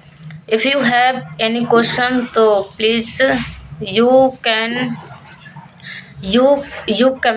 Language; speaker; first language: English; non-native, learner; Hindi